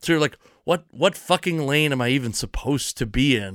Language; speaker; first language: English; native; English